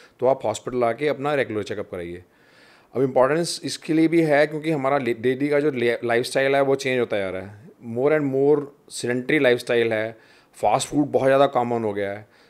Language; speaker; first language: Hindi; non-native, local second language; Punjabi